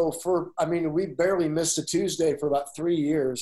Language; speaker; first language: English; native; English